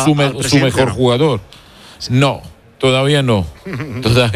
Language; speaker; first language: Spanish; non-native, learner; Georgian